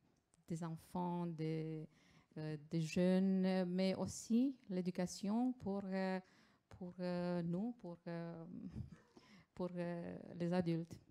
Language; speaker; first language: French; non-native, fluent; Romanian